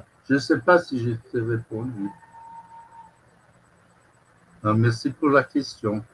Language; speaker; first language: French; non-native, fluent; Portuguese